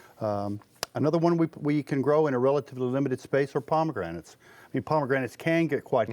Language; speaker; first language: English; native; English